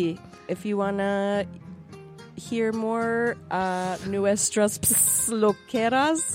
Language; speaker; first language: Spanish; non-native, learner; English